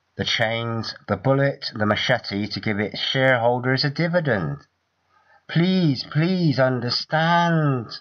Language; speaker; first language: English; native; English